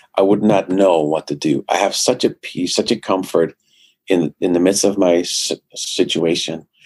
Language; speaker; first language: English; non-native, fluent; Dutch